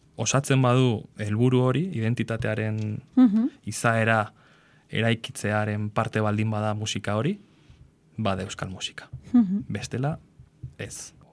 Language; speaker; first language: Basque; non-native, local second language; Spanish